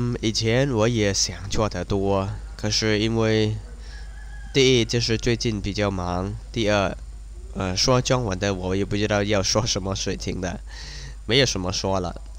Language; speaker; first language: Chinese; non-native, fluent; Khmer